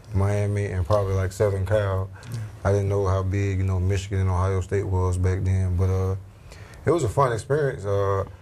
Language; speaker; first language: English; native; English